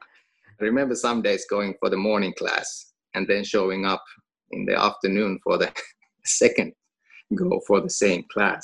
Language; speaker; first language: English; non-native, fluent; Finnish